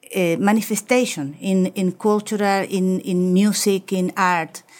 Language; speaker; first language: English; non-native, fluent; Spanish